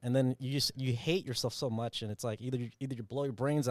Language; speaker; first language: English; early bilingual, other home language; Vietnamese